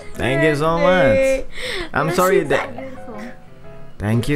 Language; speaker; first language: English; non-native, learner; Indonesian